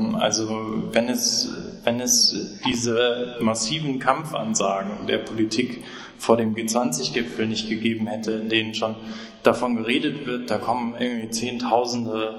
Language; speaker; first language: German; native; German